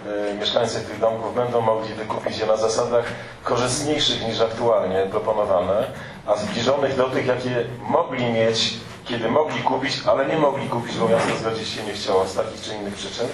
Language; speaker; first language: Polish; native; Polish